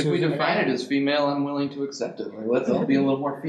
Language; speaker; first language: English; native; English